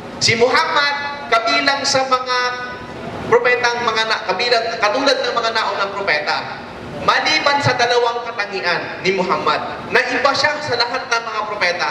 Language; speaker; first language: Filipino; non-native, local second language; Waray